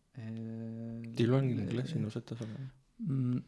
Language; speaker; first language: Spanish; non-native, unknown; German